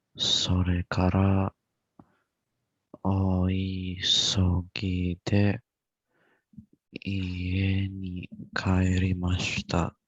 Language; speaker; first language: Japanese; non-native, learner; Indonesian